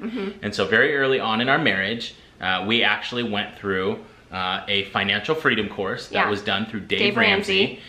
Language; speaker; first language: English; native; English